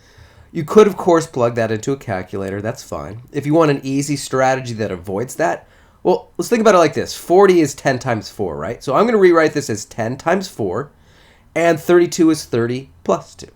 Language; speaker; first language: English; native; English